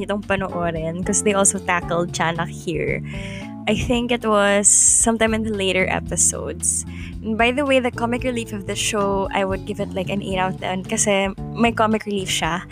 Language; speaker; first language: English; non-native, local second language; Filipino